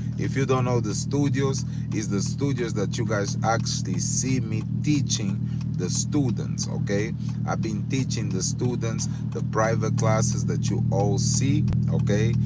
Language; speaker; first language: English; non-native, fluent; Portuguese